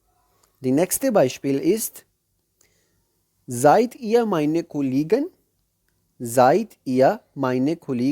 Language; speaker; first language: German; non-native, learner; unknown